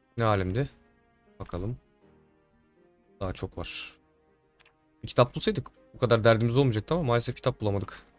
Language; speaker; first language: Turkish; native; Turkish